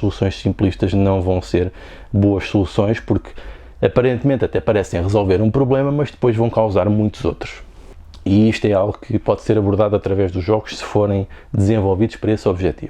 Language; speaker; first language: Portuguese; native; Portuguese